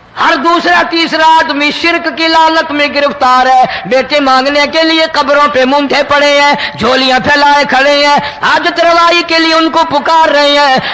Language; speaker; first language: Urdu; non-native, local second language; Saraiki